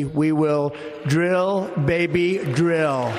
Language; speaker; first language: English; native; English